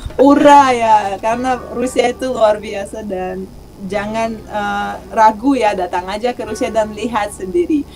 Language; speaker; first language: Indonesian; non-native, fluent; Russian